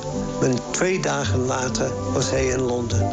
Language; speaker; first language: Dutch; non-native, fluent; English